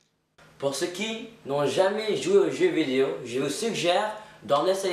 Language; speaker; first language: French; non-native, fluent; English